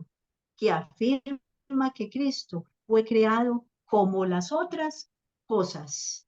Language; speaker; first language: Spanish; native; Spanish